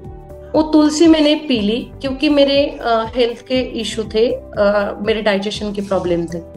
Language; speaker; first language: Hindi; native; Hindi